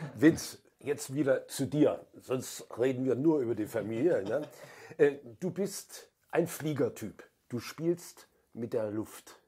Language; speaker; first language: German; native; German